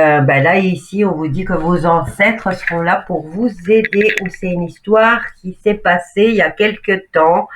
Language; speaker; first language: French; native; French